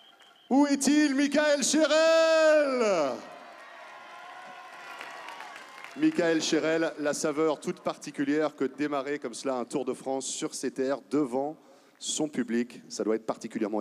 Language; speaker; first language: French; native; French